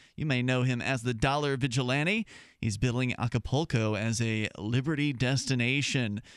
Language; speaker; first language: English; native; English